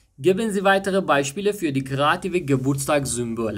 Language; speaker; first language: German; non-native, fluent; Persian